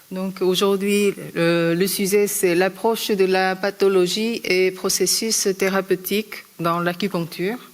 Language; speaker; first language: French; non-native, fluent; Korean